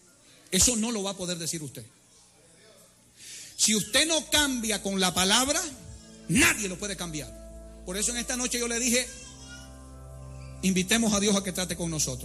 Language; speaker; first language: Spanish; native; Spanish